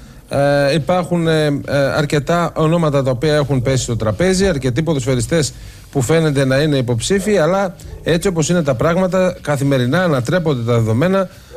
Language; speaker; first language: Greek; native; Greek